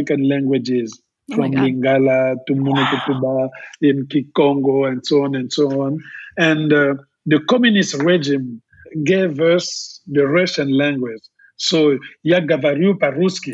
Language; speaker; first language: English; non-native, fluent; French